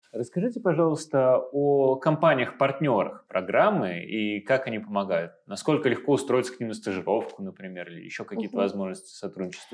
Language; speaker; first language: Russian; native; Russian